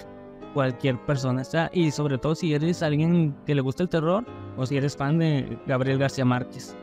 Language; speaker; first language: Spanish; native; Spanish